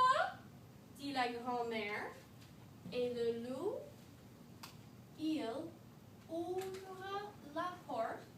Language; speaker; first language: French; non-native, fluent; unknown